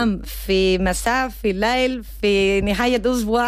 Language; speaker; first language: Arabic; non-native, learner; Spanish